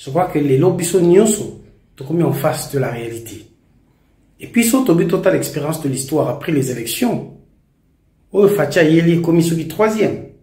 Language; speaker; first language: French; non-native, local second language; Lingala